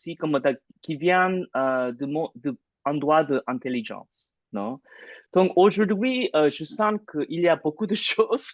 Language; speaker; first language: French; non-native, fluent; English